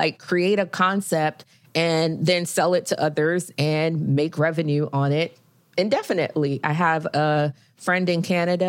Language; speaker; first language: English; native; English